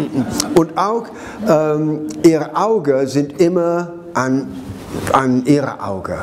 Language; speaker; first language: German; non-native, learner; English